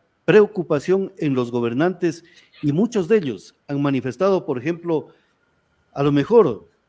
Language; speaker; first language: Spanish; native; Spanish